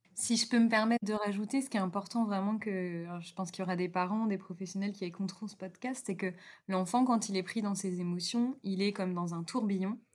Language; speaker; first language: French; native; French